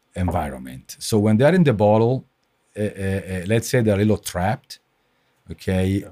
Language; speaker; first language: English; non-native, fluent; Italian